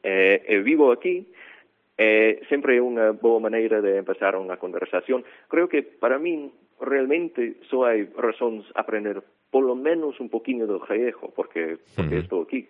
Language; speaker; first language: Galician; non-native, fluent; English